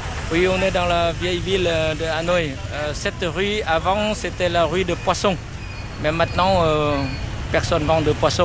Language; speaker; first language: French; non-native, fluent; Vietnamese